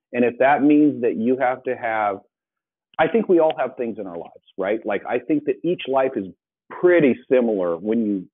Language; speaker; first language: English; native; English